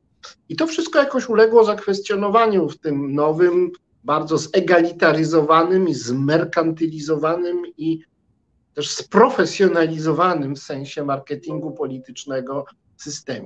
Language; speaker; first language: Polish; native; Polish